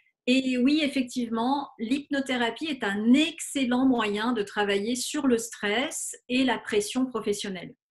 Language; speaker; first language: French; native; French